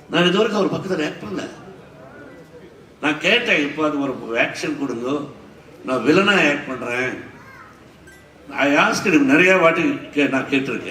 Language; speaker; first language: Tamil; non-native, learner; Telugu